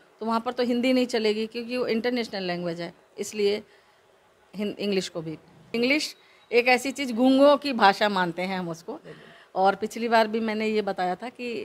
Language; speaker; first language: Hindi; native; Hindi